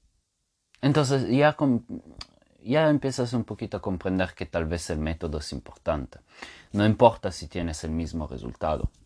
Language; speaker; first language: Spanish; non-native, fluent; Italian